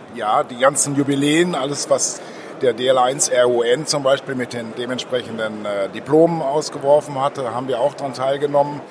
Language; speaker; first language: German; native; German